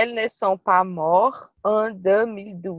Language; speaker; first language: French; non-native, learner; Portuguese